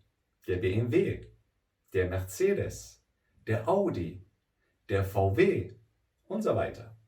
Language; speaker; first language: German; non-native, fluent; Persian